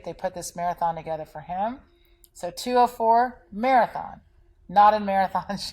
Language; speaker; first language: English; native; English